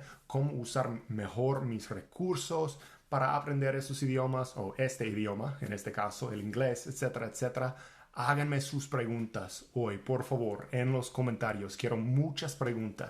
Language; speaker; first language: Spanish; non-native, fluent; English